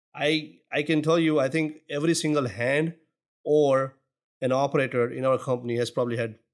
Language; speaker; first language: English; non-native, local second language; Gujarati